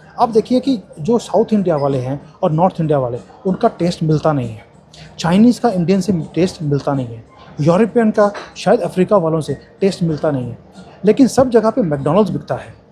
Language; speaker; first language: Hindi; native; Hindi